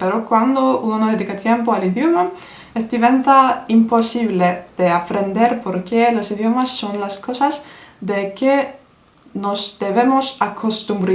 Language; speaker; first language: Spanish; non-native, fluent; Turkish